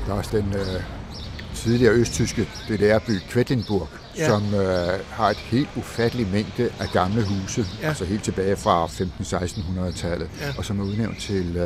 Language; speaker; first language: Danish; native; Danish